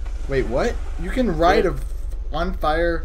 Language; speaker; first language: English; native; English